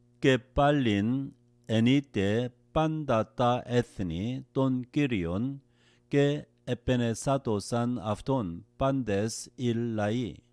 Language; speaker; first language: Greek; non-native, learner; Korean